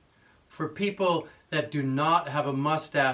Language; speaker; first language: English; native; English